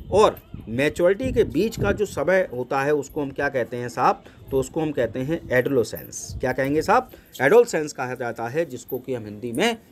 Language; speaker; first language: Hindi; native; Hindi